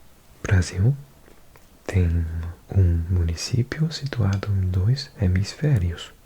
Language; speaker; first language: Portuguese; non-native, learner; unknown